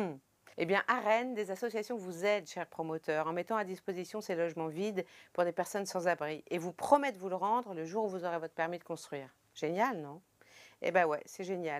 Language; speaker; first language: French; native; French